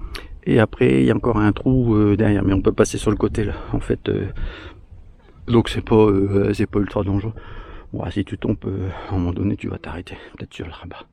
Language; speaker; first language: French; native; French